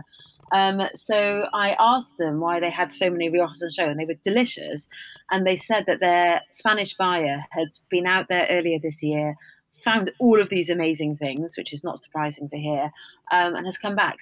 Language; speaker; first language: English; native; English